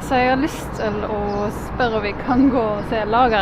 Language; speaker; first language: Norwegian; native; Norwegian